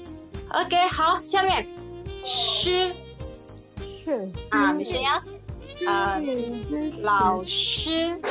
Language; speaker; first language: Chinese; non-native, fluent; Indonesian